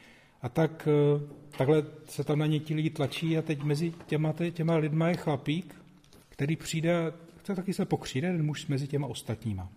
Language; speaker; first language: Czech; native; Czech